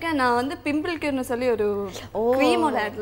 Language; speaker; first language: Tamil; non-native, local second language; Malayalam